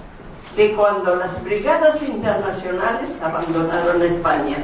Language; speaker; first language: Spanish; non-native, fluent; Russian